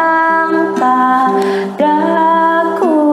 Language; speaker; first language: Indonesian; native; Indonesian